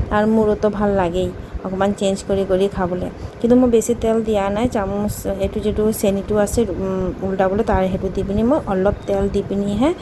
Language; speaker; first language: Assamese; native; Assamese